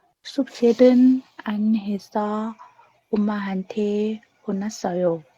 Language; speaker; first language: Korean; non-native, learner; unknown